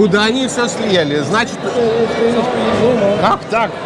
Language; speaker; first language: Russian; non-native, local second language; Lithuanian